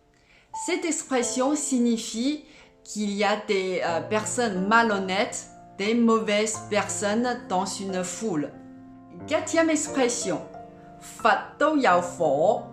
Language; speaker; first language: French; non-native, fluent; Cantonese